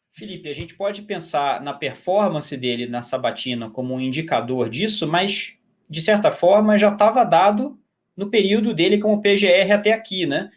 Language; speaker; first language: Portuguese; native; Portuguese